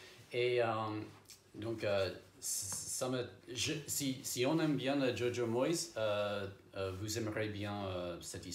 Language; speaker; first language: French; non-native, fluent; English